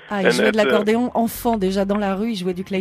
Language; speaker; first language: French; native; French